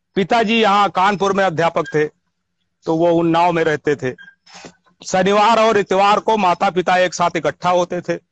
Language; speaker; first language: Hindi; native; Hindi